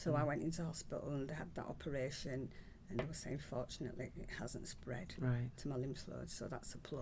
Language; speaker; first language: English; native; English